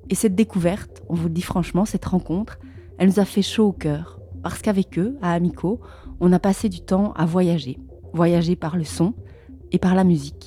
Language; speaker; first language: French; native; French